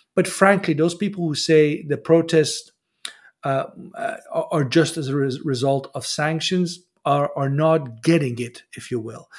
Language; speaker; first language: English; non-native, fluent; Persian